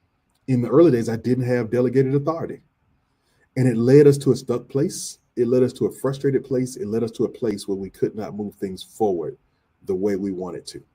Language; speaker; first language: English; native; English